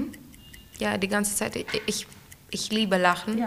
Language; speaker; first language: German; early bilingual, other home language; Greek